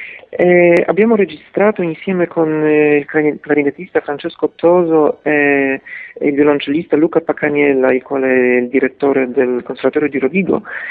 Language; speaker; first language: Italian; non-native, fluent; Polish